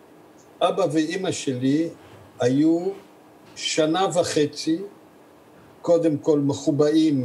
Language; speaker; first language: Hebrew; early bilingual, other home language; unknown